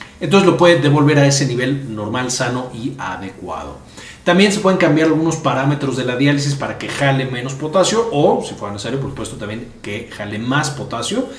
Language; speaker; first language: Spanish; native; Spanish